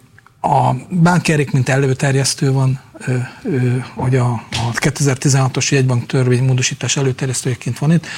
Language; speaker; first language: Hungarian; native; Hungarian